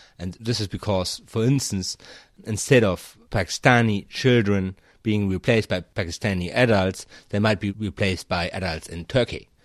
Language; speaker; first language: English; non-native, fluent; German